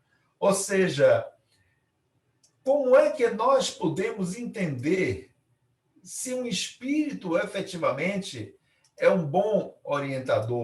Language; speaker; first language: Portuguese; native; Portuguese